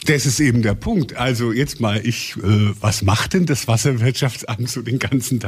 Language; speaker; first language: German; native; German